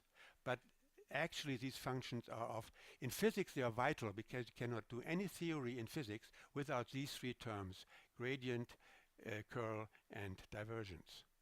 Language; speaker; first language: English; non-native, fluent; German